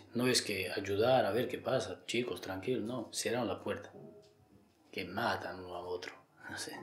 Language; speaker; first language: Spanish; non-native, learner; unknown